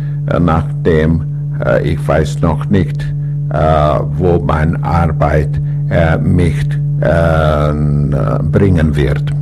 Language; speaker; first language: German; non-native, learner; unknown